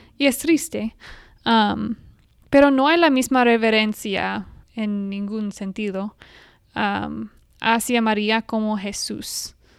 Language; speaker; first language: Spanish; non-native, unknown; English